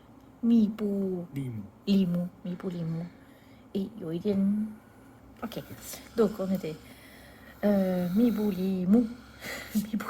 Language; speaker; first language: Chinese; non-native, fluent; French